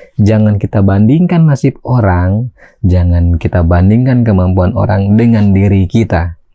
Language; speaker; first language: Indonesian; native; Indonesian